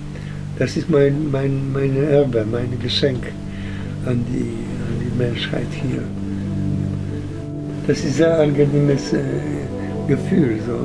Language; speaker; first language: German; non-native, fluent; Polish